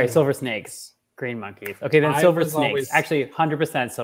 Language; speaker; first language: English; native; English